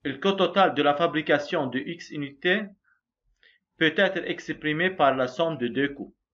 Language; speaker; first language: French; non-native, local second language; Arabic